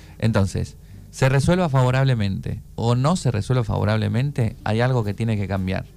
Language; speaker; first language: Spanish; native; Spanish